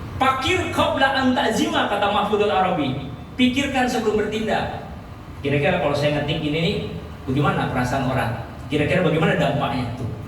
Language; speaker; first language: Indonesian; native; Indonesian